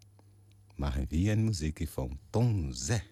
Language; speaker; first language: German; non-native, learner; Portuguese